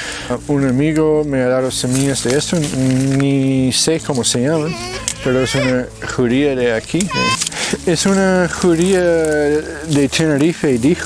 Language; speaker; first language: Spanish; non-native, fluent; English